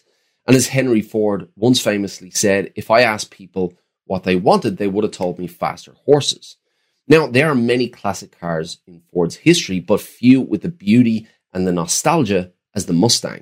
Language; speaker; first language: English; native; English